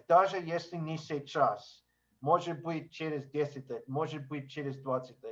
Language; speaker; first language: Russian; non-native, learner; English